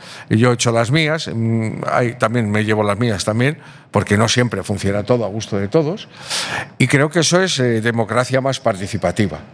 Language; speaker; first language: Spanish; native; Spanish